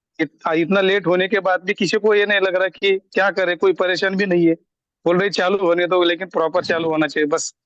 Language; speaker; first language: Hindi; native; Hindi